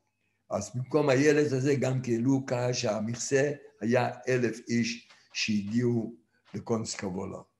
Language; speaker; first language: Hebrew; non-native, fluent; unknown